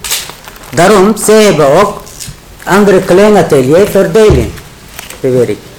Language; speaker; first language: Dutch; non-native, learner; Turkish